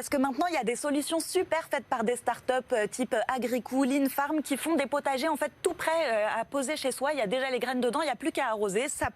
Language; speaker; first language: French; native; French